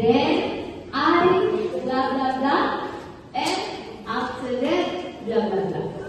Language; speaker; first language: English; non-native, learner; Indonesian